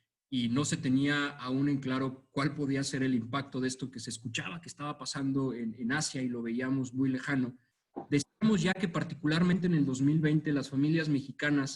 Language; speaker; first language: Spanish; native; Spanish